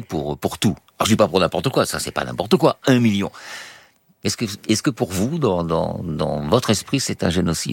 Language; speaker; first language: French; native; French